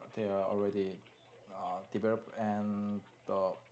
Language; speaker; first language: English; non-native, learner; Korean